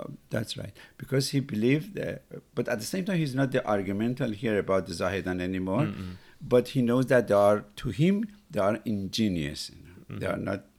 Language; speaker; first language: English; non-native, fluent; Persian